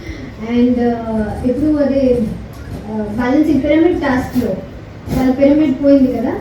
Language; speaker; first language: Telugu; non-native, learner; Hindi